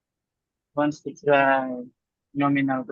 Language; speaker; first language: English; non-native, learner; Indonesian